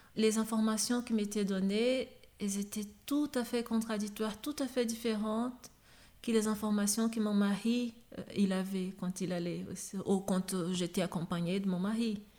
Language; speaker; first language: French; non-native, fluent; Portuguese